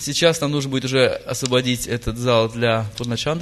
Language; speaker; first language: Russian; native; Russian